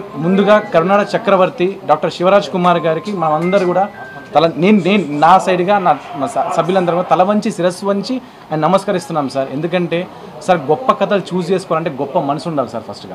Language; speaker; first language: Telugu; native; Telugu